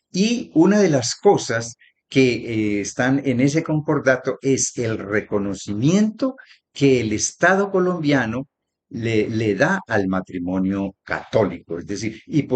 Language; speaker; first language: Spanish; native; Spanish